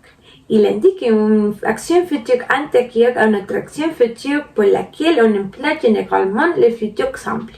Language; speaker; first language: French; non-native, learner; Spanish